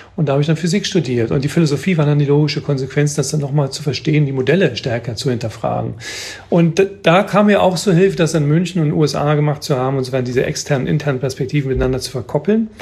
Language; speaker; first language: German; native; German